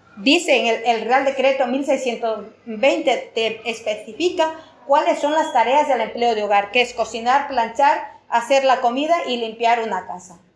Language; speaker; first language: Spanish; native; Spanish